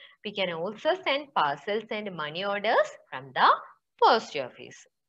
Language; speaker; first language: English; non-native, local second language; Malayalam